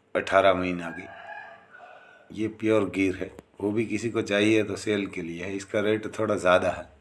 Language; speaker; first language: Hindi; non-native, local second language; Gujarati